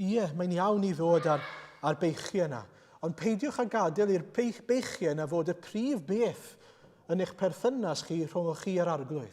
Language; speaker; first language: Welsh; native; Welsh